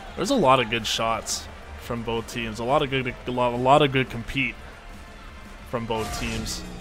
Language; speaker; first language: English; native; English